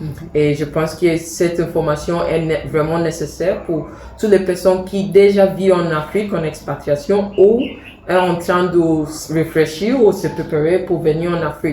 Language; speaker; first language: French; non-native, fluent; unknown